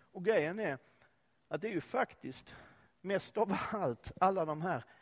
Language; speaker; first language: Swedish; native; Swedish